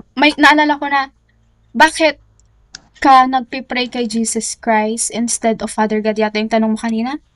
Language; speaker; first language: Filipino; native; Filipino